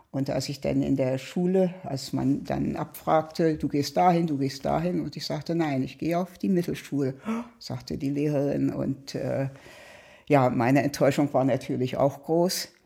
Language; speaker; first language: German; native; German